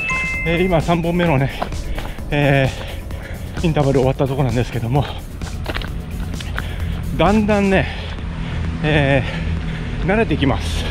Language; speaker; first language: Japanese; native; Japanese